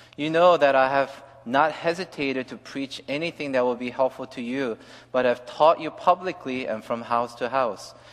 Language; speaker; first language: English; early bilingual, other home language; Korean